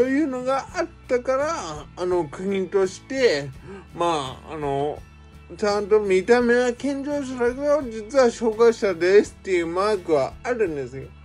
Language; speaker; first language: Japanese; native; Japanese